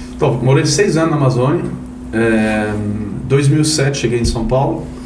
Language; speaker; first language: Portuguese; non-native, fluent; French